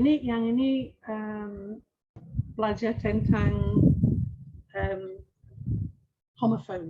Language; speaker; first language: Indonesian; non-native, fluent; English